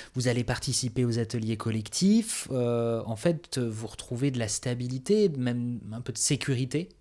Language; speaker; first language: French; native; French